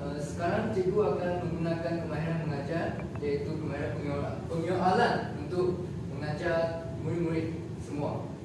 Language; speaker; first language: Malay; non-native, local second language; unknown